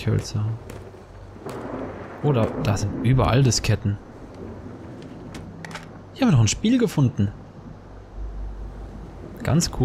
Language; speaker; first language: German; native; German